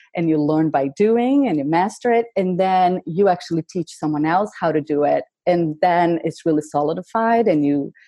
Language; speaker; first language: English; non-native, fluent; Portuguese